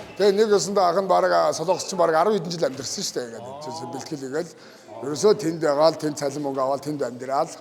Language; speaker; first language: Mongolian; native; Mongolian